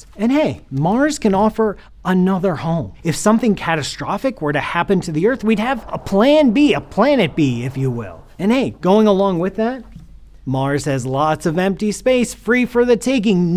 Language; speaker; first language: English; native; English